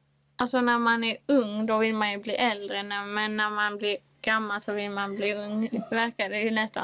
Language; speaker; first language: Swedish; native; Swedish